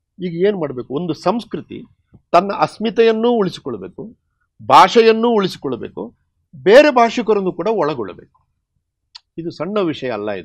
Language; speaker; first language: Kannada; non-native, local second language; Tulu